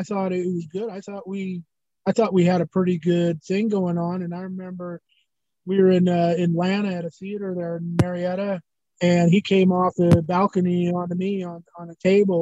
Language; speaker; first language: English; native; English